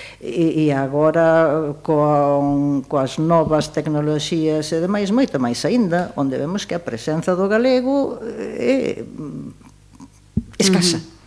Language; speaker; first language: Galician; early bilingual, heritage; Galician